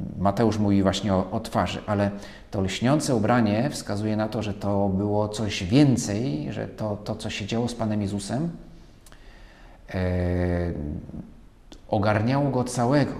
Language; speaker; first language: Polish; native; Polish